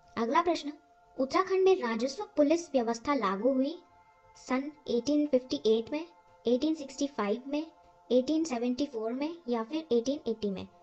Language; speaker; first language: Hindi; native; Hindi